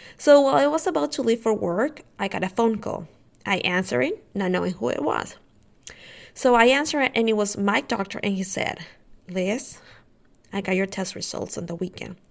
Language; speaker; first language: English; non-native, fluent; Spanish